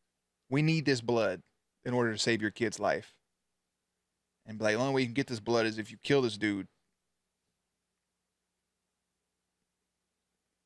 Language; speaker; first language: English; native; English